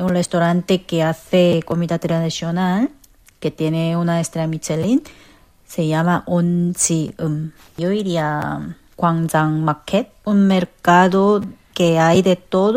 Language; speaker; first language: Spanish; non-native, fluent; Korean